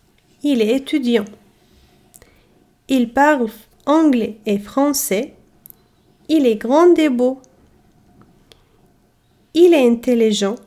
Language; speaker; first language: French; non-native, fluent; Arabic